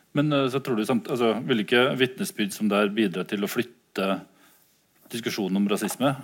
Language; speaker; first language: Norwegian; native; Norwegian